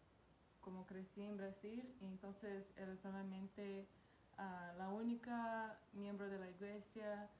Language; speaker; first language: Spanish; non-native, fluent; Portuguese